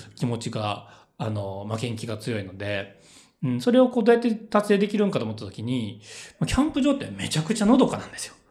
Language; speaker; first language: Japanese; native; Japanese